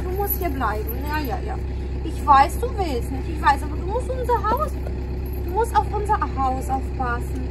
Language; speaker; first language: German; non-native, learner; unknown